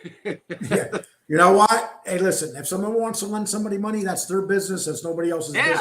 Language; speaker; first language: English; native; English